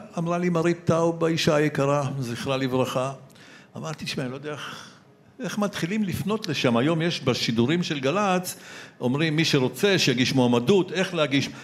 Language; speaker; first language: Hebrew; early bilingual, other home language; Polish